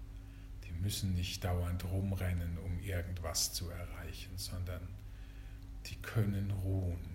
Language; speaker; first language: German; native; German